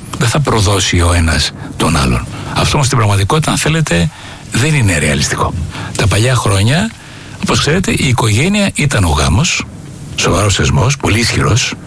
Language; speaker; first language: Greek; native; Greek